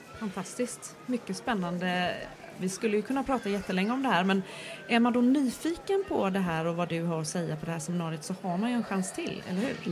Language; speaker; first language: Swedish; native; Swedish